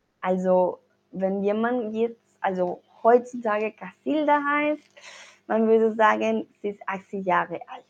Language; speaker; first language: German; non-native, learner; Spanish